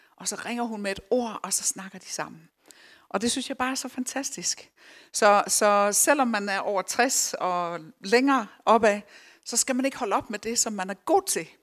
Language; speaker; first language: Danish; early bilingual, other home language; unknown